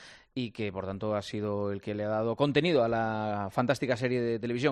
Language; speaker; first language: Spanish; native; Spanish